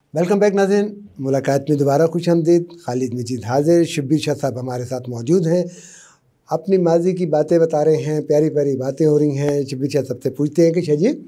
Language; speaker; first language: Urdu; non-native, local second language; Punjabi